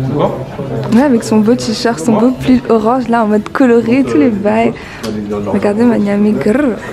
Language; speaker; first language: French; native; French